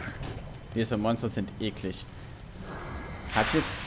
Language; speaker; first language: German; native; German